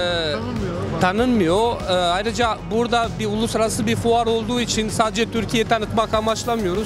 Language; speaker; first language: Turkish; non-native, fluent; Albanian